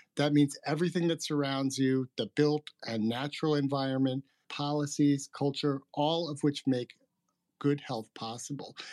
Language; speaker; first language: English; native; English